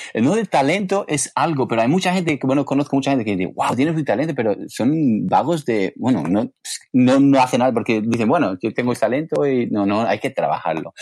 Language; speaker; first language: Spanish; non-native, fluent; English